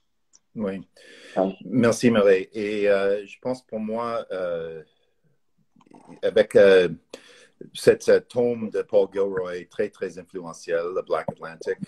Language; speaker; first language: French; non-native, fluent; English